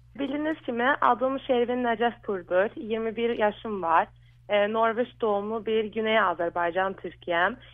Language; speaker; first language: Azerbaijani; early bilingual, heritage; Azerbaijani